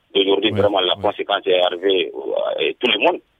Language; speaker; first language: French; non-native, local second language; Bambara